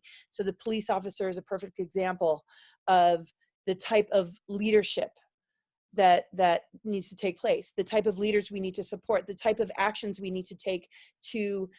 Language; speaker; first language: English; native; English